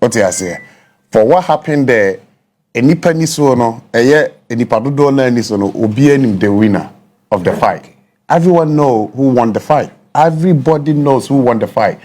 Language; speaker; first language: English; non-native, local second language; Akan